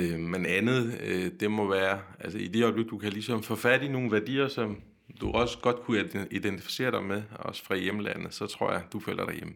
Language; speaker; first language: Danish; non-native, fluent; Turkish